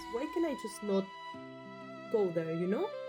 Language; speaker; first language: English; non-native, fluent; Spanish